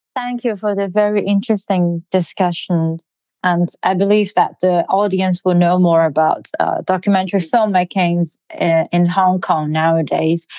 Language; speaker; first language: English; non-native, local second language; Cantonese